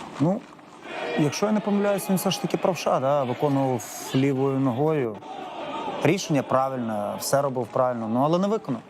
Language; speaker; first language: Ukrainian; native; Ukrainian